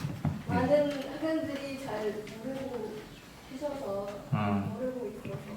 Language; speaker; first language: Korean; non-native, learner; Russian